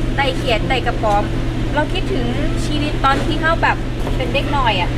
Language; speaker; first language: Thai; native; Thai